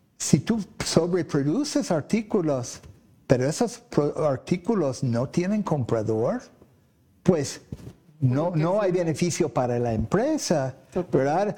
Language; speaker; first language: Spanish; non-native, fluent; English